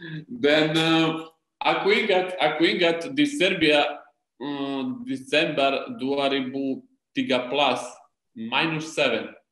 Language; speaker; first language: Indonesian; non-native, learner; Serbian